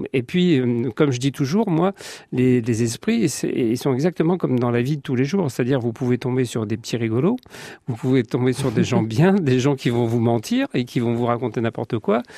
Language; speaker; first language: French; native; French